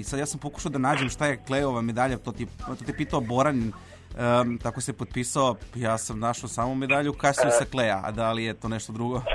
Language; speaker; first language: Serbian; native; Serbian